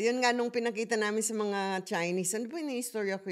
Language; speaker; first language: Filipino; native; Filipino